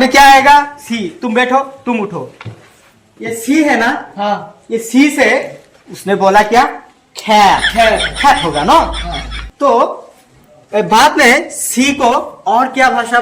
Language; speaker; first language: Hindi; non-native, local second language; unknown